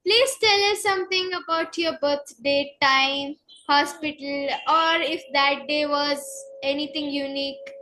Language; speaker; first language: English; non-native, local second language; Kannada